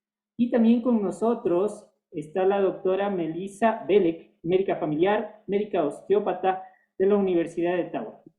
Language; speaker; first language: Spanish; native; Spanish